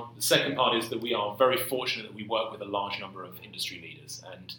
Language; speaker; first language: English; native; English